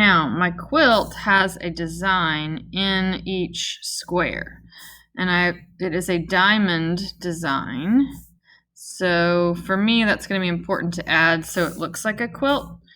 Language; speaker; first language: English; native; English